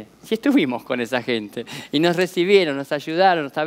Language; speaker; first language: Spanish; native; Spanish